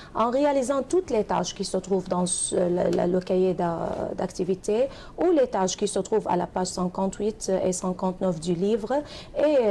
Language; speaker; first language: French; non-native, fluent; Arabic